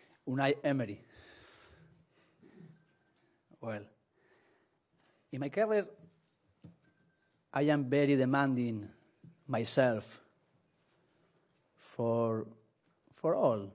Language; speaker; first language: English; non-native, learner; Spanish